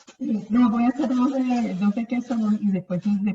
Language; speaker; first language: Spanish; native; Spanish